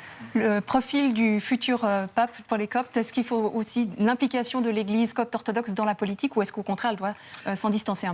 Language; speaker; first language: French; native; French